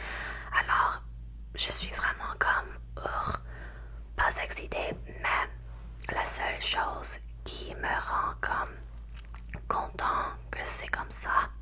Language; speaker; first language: French; non-native, learner; English